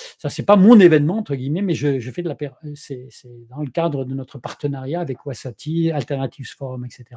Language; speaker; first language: French; native; French